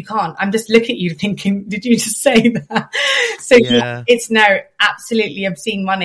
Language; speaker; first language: English; native; English